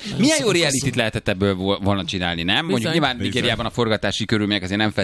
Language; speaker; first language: Hungarian; native; Hungarian